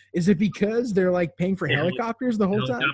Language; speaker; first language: English; native; English